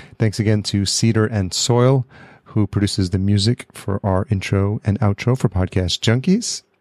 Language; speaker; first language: English; early bilingual, other home language; Spanish